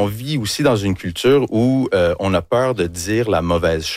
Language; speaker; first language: French; early bilingual, other home language; English